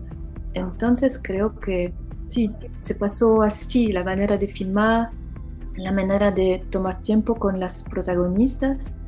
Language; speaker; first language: Spanish; non-native, fluent; French